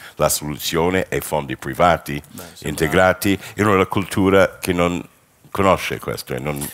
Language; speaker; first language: Italian; non-native, fluent; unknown